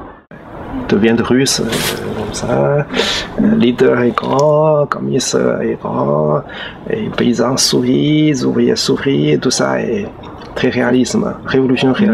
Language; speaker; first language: French; non-native, learner; Chinese